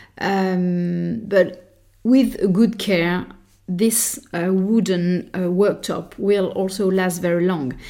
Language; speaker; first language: English; non-native, fluent; French